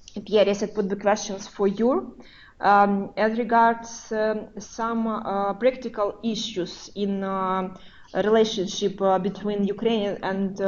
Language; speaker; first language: English; non-native, fluent; Russian